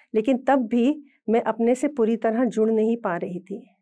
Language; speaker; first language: Hindi; native; Hindi